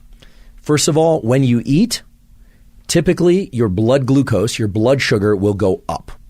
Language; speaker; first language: English; native; English